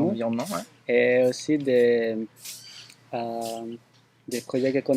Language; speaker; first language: French; non-native, fluent; Spanish